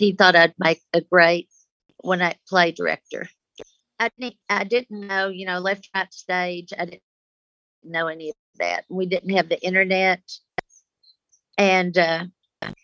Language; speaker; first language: English; early bilingual, other home language; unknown